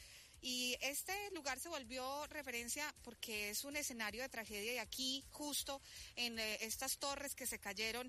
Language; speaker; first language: Spanish; native; Spanish